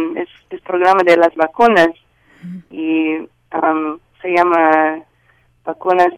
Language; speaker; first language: Spanish; non-native, learner; English